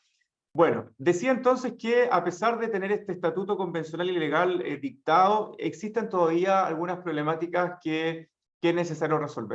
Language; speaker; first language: Spanish; native; Spanish